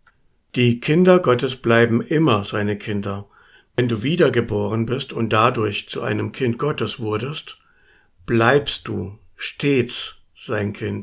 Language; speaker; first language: German; native; German